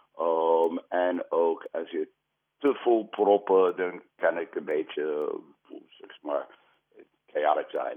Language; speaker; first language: Dutch; non-native, fluent; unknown